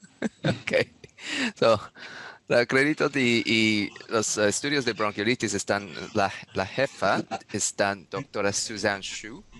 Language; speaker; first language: Spanish; non-native, learner; English